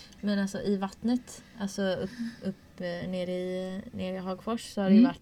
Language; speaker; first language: Swedish; native; Swedish